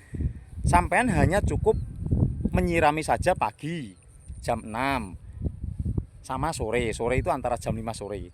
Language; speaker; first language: Indonesian; non-native, local second language; Javanese